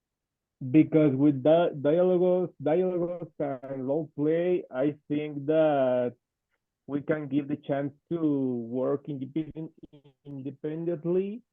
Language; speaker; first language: English; non-native, fluent; Spanish